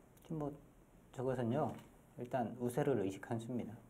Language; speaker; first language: Korean; native; Korean